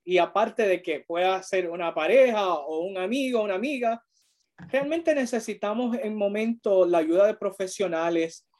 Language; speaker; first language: Spanish; early bilingual, heritage; Spanish